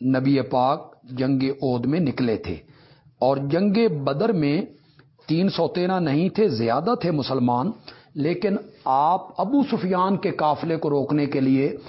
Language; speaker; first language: Urdu; non-native, local second language; Punjabi